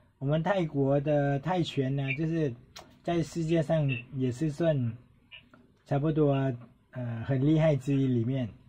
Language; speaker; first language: Chinese; non-native, fluent; Thai